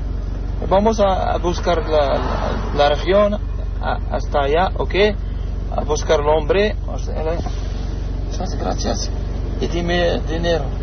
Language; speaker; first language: Spanish; non-native, learner; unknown